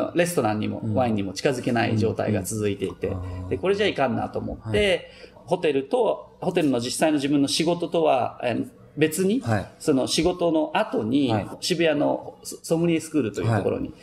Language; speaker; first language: Japanese; native; Japanese